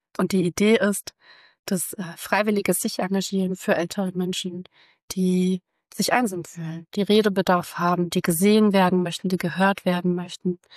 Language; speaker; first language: German; early bilingual, other home language; Croatian